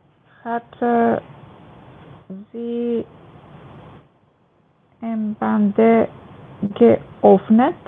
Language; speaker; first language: German; non-native, learner; Macedonian